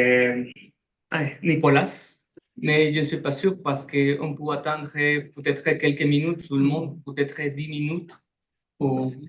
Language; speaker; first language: French; non-native, fluent; Spanish